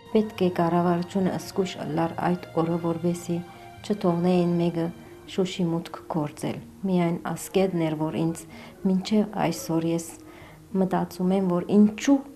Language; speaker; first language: Armenian; early bilingual, heritage; Armenian